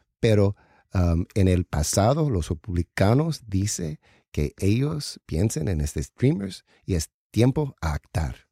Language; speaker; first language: Spanish; non-native, learner; English